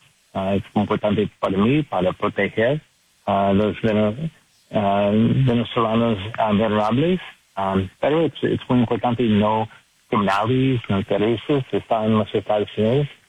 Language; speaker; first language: Spanish; non-native, learner; English